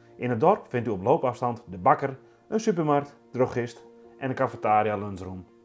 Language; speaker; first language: Dutch; non-native, local second language; Western Frisian